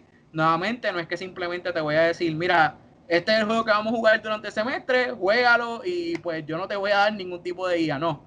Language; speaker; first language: Spanish; native; Spanish